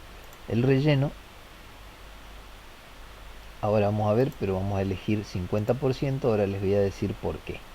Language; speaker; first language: Spanish; native; Spanish